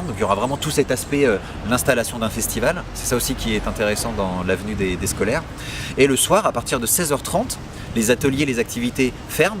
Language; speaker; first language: French; native; French